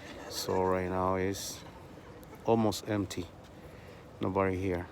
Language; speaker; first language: English; non-native, learner; Spanish